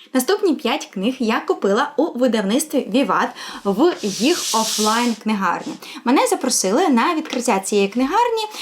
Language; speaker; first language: Ukrainian; non-native, local second language; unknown